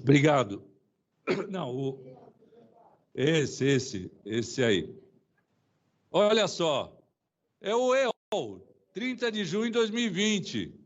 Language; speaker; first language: Portuguese; native; Portuguese